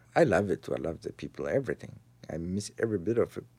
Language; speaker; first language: English; non-native, fluent; Tigrinya